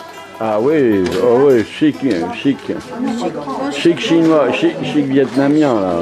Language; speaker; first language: French; native; French